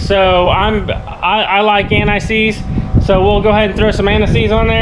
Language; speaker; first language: English; native; English